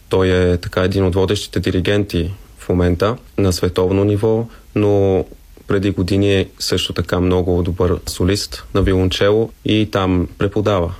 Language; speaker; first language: Bulgarian; native; Bulgarian